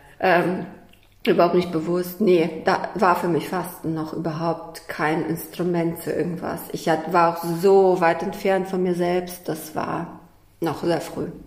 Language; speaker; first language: German; early bilingual, other home language; Russian